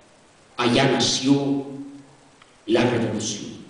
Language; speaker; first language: Spanish; native; Spanish